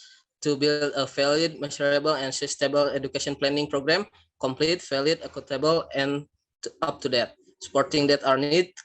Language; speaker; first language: English; non-native, learner; Indonesian